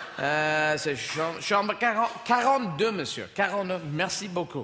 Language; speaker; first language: French; non-native, learner; English